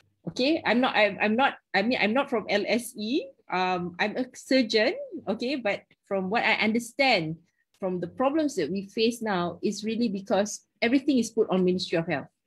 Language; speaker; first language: English; non-native, local second language; Malay